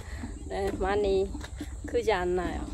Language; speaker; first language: Korean; non-native, learner; Khmer